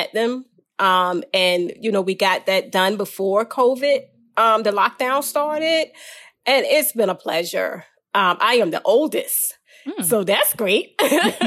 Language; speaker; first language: English; native; English